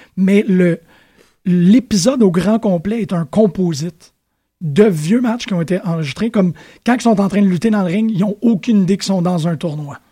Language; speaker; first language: French; native; French